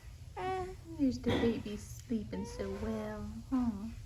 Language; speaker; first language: English; native; English